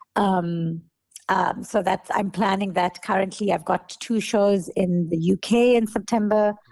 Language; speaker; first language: English; native; English